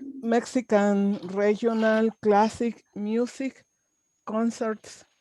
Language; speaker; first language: English; non-native, learner; Spanish